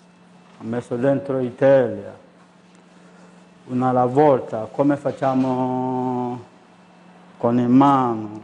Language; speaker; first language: Italian; non-native, learner; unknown